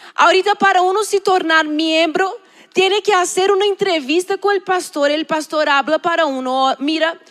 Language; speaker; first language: Spanish; non-native, learner; Portuguese